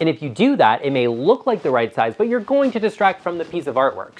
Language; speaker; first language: English; native; English